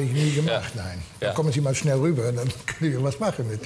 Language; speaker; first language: German; non-native, learner; Dutch